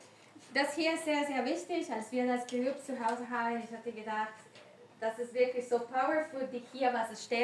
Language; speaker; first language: German; non-native, learner; Spanish